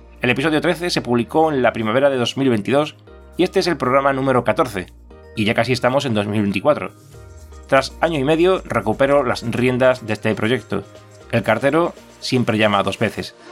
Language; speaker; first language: Spanish; native; Spanish